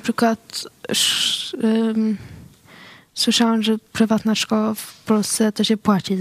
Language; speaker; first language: Polish; early bilingual, heritage; Swedish